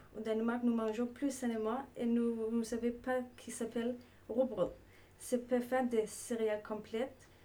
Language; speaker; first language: French; non-native, learner; Danish